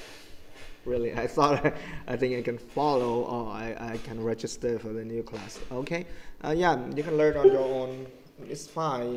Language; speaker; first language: English; non-native, fluent; Vietnamese